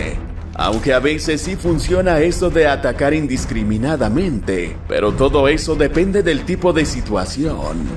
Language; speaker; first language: Spanish; native; Spanish